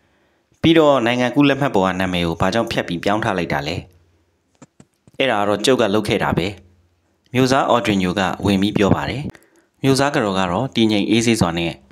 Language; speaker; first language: Burmese; native; Burmese